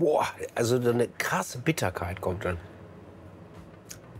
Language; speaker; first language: German; native; German